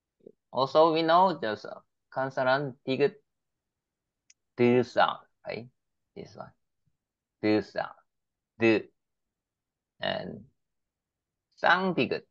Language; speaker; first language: English; non-native, learner; Korean